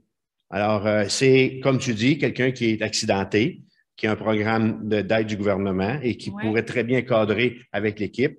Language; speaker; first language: French; native; French